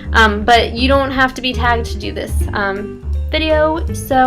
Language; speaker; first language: English; native; English